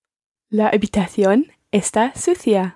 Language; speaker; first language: Spanish; non-native, learner; English